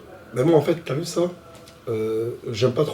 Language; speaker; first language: French; native; French